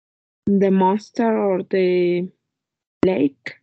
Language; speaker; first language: English; non-native, learner; Spanish